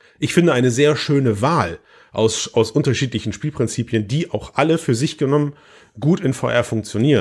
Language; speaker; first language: German; native; German